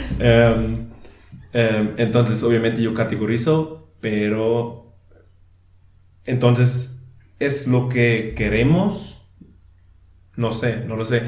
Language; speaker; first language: Spanish; non-native, fluent; German